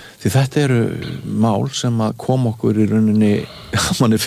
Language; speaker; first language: Icelandic; native; Icelandic